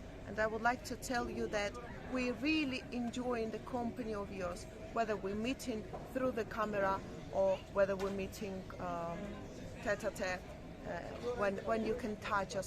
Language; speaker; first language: English; non-native, fluent; Russian